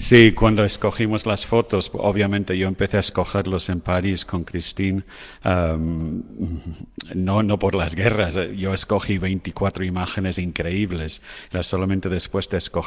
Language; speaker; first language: Spanish; non-native, fluent; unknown